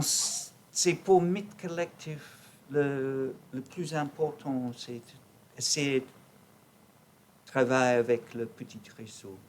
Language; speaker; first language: French; non-native, learner; English